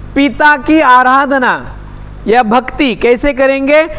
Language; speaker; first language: Hindi; non-native, local second language; Marathi